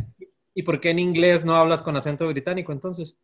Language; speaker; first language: Spanish; native; Spanish